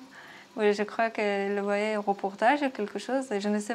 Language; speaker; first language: French; non-native, learner; Persian